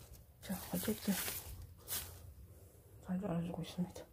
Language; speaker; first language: Korean; native; Korean